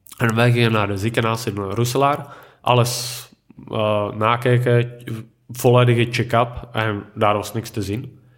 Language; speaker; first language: Dutch; non-native, fluent; Czech